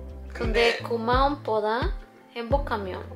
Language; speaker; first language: Korean; non-native, fluent; Spanish